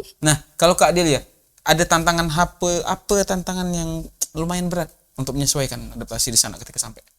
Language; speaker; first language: Indonesian; native; Indonesian